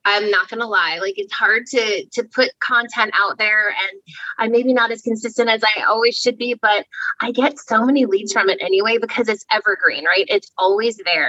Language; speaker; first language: English; native; English